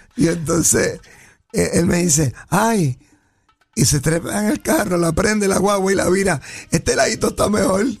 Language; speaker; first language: Spanish; native; Spanish